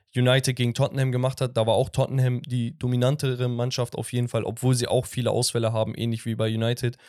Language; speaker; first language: German; early bilingual, other home language; Turkish